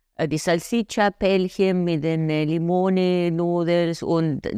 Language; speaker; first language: German; non-native, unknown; Spanish